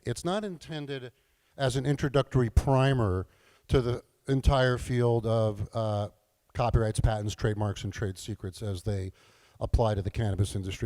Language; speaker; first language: English; native; English